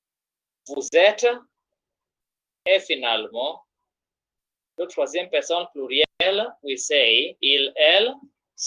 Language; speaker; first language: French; non-native, fluent; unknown